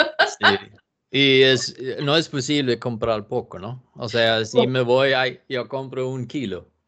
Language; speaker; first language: Spanish; non-native, fluent; Swedish